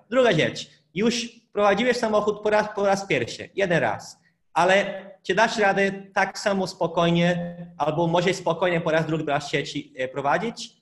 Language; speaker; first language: Polish; non-native, fluent; Portuguese